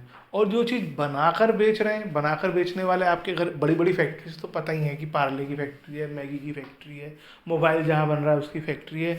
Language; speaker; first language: Hindi; native; Hindi